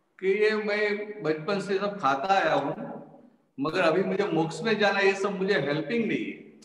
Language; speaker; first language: Hindi; non-native, local second language; Gujarati